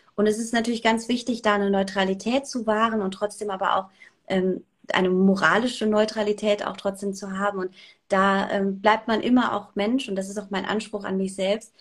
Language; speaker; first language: German; early bilingual, other home language; Persian